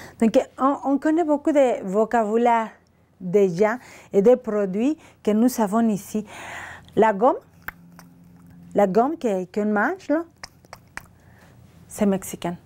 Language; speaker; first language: French; non-native, learner; Spanish